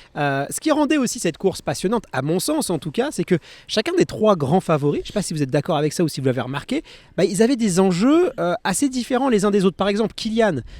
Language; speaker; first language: French; native; French